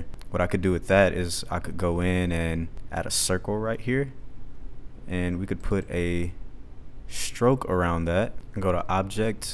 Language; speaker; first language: English; native; English